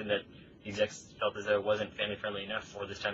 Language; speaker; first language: English; native; English